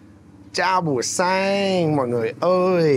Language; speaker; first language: Vietnamese; non-native, fluent; English